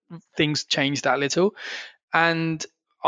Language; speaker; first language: English; native; English